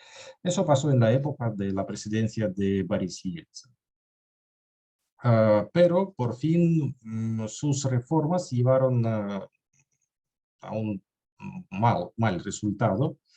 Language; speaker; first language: Spanish; non-native, fluent; Russian